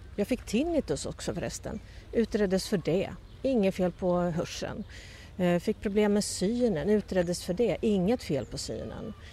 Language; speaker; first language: Swedish; native; Swedish